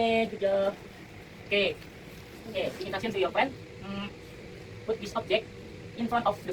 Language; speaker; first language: English; non-native, learner; Indonesian